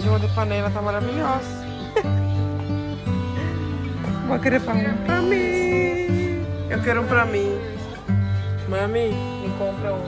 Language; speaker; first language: Portuguese; non-native, fluent; Spanish